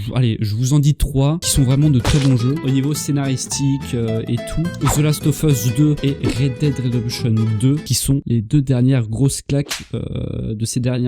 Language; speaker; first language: French; native; French